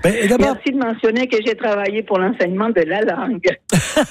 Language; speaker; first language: French; non-native, fluent; Spanish